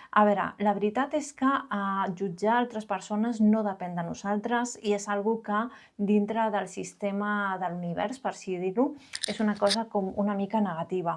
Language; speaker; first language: Catalan; non-native, local second language; Spanish